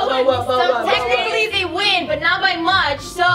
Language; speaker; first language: English; native; English